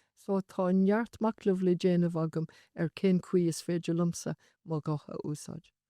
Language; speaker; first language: Irish; non-native, local second language; English